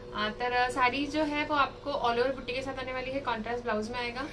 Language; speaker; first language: Hindi; non-native, local second language; Marathi